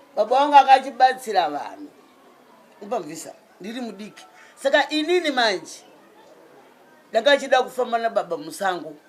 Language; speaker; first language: Shona; non-native, fluent; Nyanja